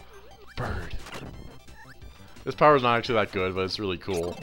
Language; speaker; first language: English; native; English